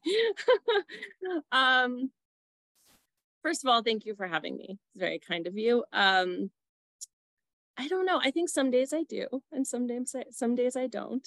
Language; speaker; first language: English; native; English